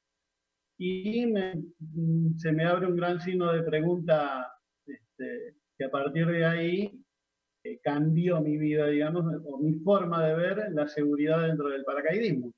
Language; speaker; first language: Spanish; native; Spanish